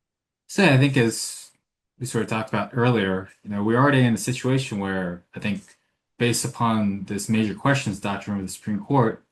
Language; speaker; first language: English; native; English